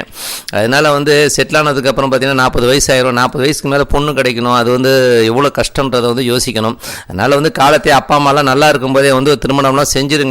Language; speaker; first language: Tamil; native; Tamil